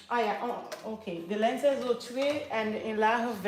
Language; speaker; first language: Dutch; non-native, fluent; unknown